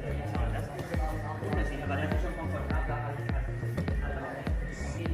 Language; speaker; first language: German; native; German